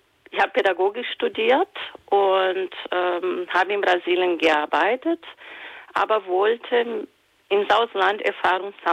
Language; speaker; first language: German; non-native, fluent; Portuguese